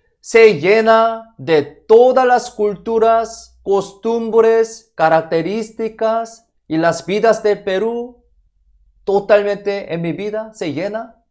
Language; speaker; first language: Spanish; non-native, fluent; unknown